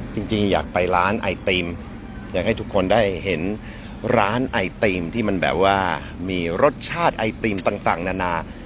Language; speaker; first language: Thai; non-native, fluent; English